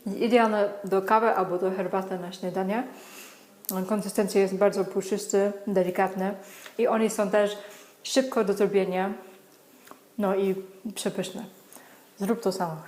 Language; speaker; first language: Polish; non-native, learner; English